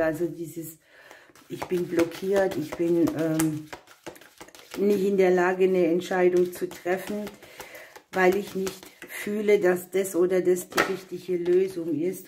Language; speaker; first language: German; native; German